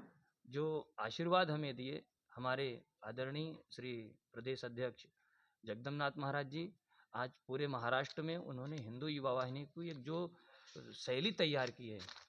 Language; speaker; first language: Hindi; native; Hindi